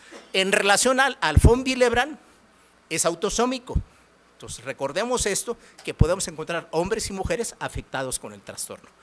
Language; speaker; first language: Spanish; native; Spanish